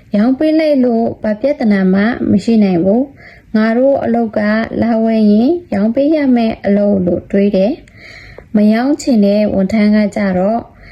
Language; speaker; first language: Burmese; non-native, local second language; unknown